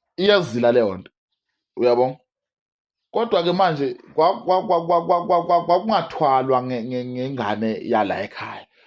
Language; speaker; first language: Zulu; non-native, local second language; Swati